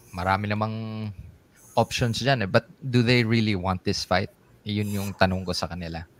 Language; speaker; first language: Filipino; non-native, local second language; Cebuano